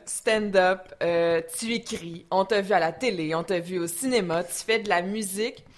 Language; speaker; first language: French; native; French